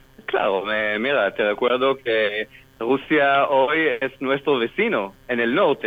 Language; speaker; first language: Spanish; non-native, fluent; Hebrew